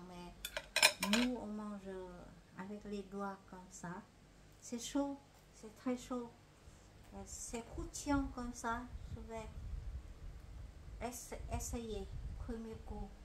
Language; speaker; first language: French; non-native, fluent; Vietnamese